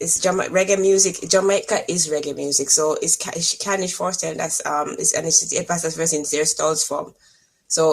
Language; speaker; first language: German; non-native, fluent; English